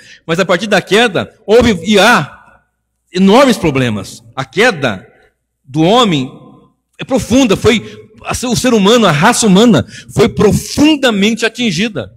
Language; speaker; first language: Portuguese; native; Portuguese